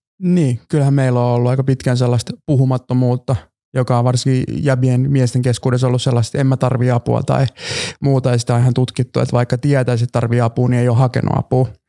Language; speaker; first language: Finnish; native; Finnish